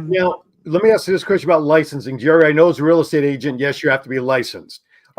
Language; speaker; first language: English; native; English